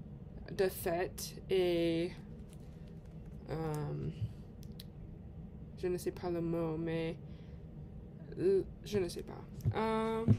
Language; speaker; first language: French; non-native, learner; English